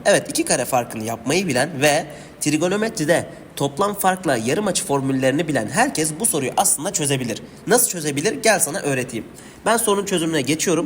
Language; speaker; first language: Turkish; native; Turkish